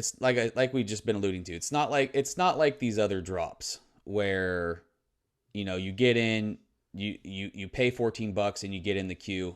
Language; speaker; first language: English; native; English